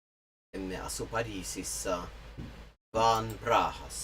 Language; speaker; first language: Finnish; non-native, learner; English